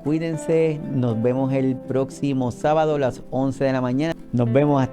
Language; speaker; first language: Spanish; native; Spanish